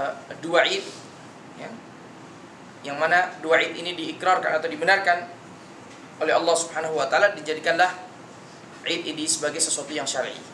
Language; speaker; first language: Indonesian; native; Indonesian